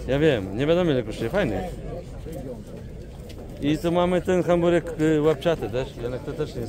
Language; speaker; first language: Polish; native; Polish